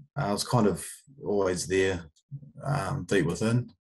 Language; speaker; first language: English; native; English